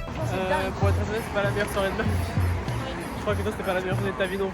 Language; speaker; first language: French; native; French